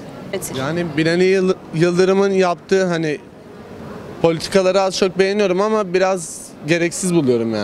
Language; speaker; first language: Turkish; native; Turkish